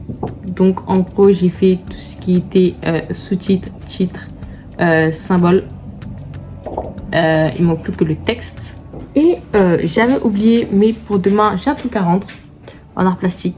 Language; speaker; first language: French; native; French